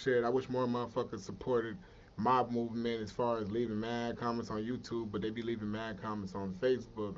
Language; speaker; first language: English; native; English